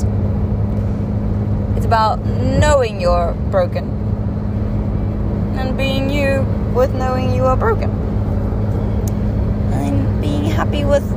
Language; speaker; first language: English; non-native, local second language; Afrikaans